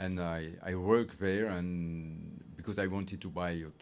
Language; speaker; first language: English; non-native, learner; French